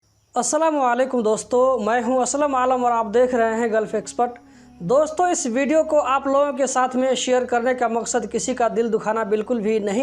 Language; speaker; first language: Hindi; native; Hindi